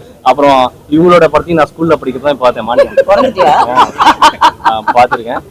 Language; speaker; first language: Tamil; native; Tamil